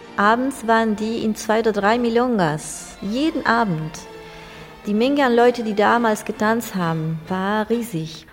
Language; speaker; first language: German; non-native, fluent; Spanish